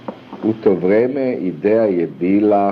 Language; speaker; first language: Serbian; early bilingual, other home language; German